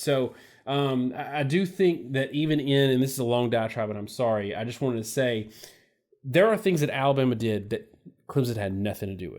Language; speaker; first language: English; native; English